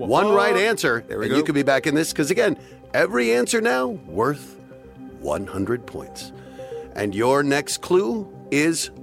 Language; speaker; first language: English; native; English